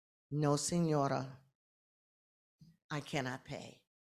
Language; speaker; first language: English; native; English